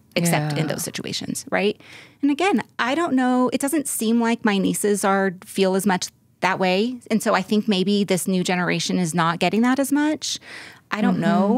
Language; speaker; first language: English; native; English